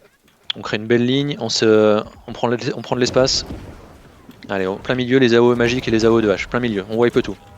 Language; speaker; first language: French; native; French